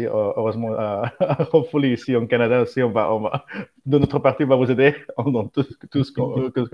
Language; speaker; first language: French; non-native, fluent; Spanish